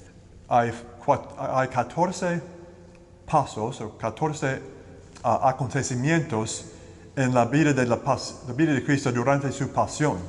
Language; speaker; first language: Spanish; non-native, learner; English